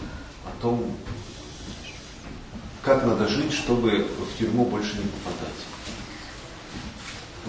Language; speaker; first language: Russian; native; Russian